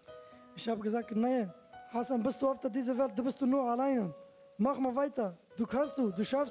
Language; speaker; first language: German; non-native, learner; Turkish